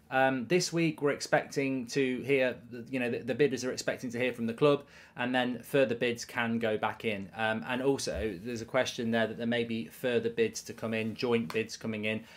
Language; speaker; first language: English; native; English